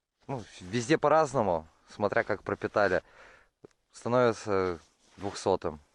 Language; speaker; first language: Russian; native; Russian